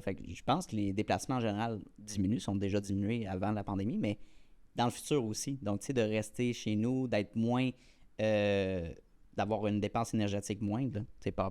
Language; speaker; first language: French; native; French